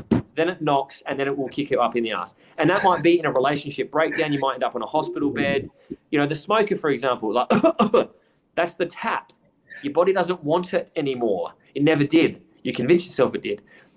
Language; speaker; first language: English; native; English